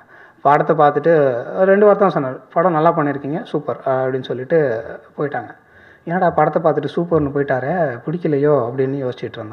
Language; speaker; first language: Tamil; native; Tamil